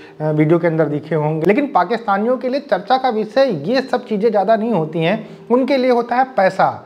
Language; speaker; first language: Hindi; native; Hindi